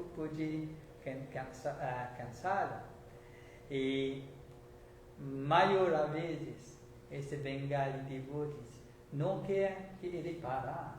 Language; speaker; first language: Portuguese; non-native, learner; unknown